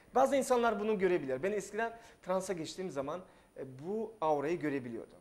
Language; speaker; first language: Turkish; non-native, fluent; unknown